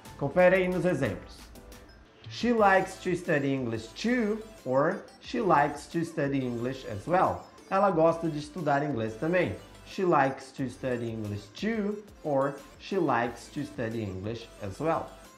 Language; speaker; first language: English; non-native, fluent; Portuguese